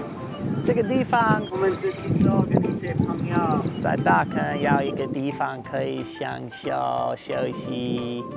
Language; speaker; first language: Chinese; non-native, learner; English